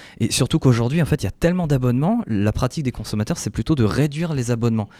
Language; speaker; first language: French; native; French